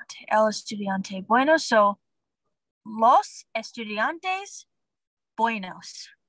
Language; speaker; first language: Spanish; non-native, learner; English